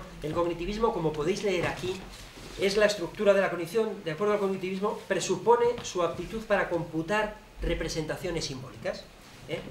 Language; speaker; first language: Spanish; native; Spanish